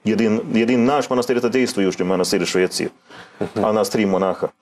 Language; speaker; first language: Russian; non-native, learner; Swedish